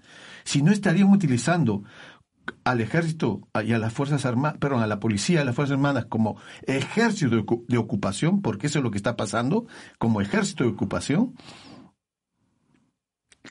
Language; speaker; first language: Spanish; native; Spanish